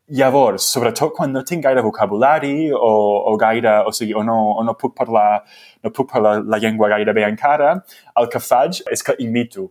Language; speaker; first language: Catalan; non-native, fluent; English